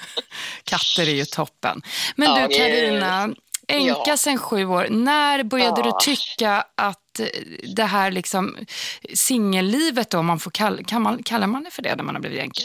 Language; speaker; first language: Swedish; native; Swedish